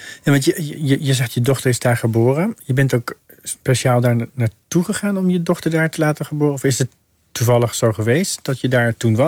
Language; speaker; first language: Dutch; native; Dutch